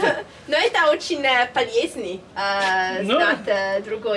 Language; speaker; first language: Russian; non-native, learner; Italian